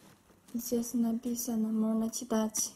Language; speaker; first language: Russian; non-native, learner; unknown